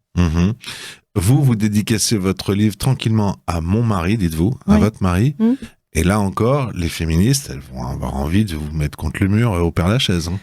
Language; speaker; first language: French; native; French